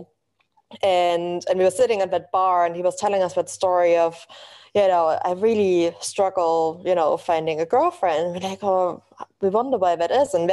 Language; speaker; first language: English; non-native, fluent; German